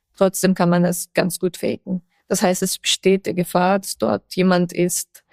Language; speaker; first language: German; non-native, fluent; Persian